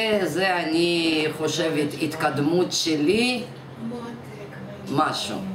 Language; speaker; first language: Hebrew; non-native, fluent; Russian